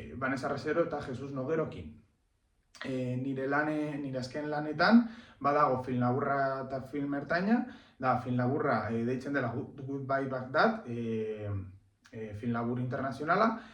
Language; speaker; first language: Basque; non-native, local second language; Spanish